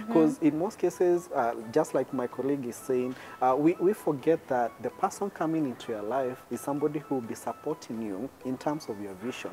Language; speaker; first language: English; non-native, local second language; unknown